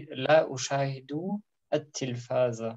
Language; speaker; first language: Arabic; non-native, learner; German